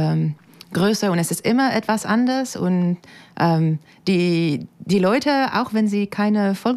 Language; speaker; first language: German; non-native, fluent; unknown